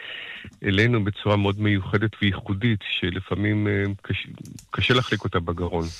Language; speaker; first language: Hebrew; native; Hebrew